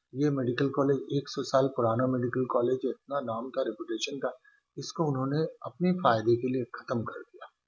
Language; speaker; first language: Hindi; non-native, local second language; Bangla